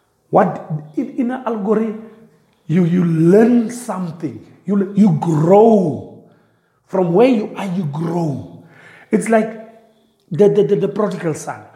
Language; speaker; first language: English; non-native, local second language; Afrikaans